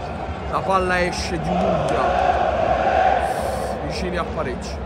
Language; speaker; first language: Italian; native; Italian